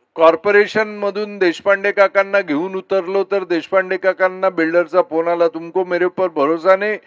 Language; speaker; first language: Hindi; non-native, local second language; Marathi